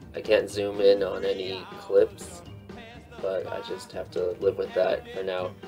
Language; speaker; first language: English; native; English